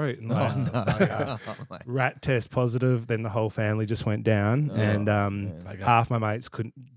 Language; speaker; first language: English; native; English